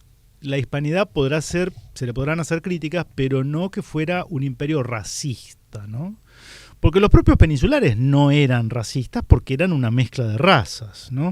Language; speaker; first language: Spanish; native; Spanish